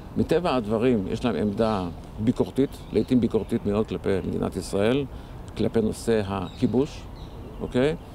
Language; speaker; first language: Hebrew; early bilingual, other home language; Arabic